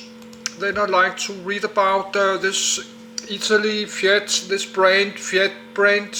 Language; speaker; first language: English; non-native, learner; Danish